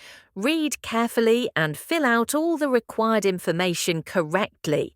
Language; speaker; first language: English; non-native, fluent; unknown